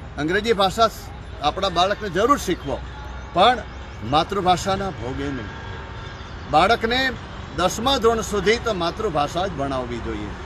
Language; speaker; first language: Gujarati; native; Gujarati